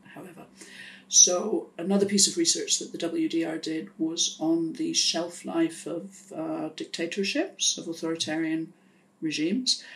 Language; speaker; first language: English; native; English